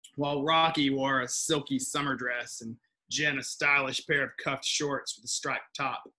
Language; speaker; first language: English; native; English